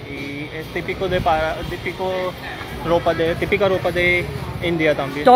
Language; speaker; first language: Spanish; non-native, learner; Hindi